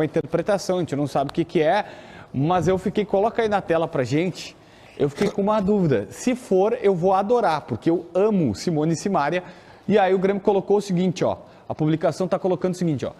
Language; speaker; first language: Portuguese; native; Portuguese